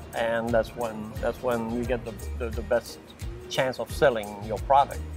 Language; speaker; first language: English; non-native, fluent; French